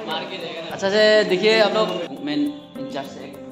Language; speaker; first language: Hindi; non-native, local second language; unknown